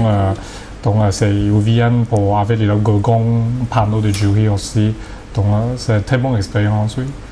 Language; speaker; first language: French; non-native, learner; Cantonese